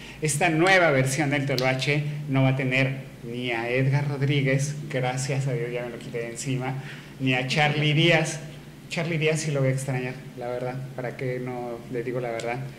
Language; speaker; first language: Spanish; native; Spanish